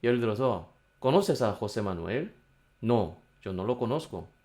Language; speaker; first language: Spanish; non-native, fluent; Korean